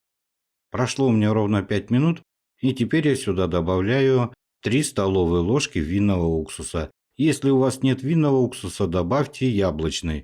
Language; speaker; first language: Russian; native; Russian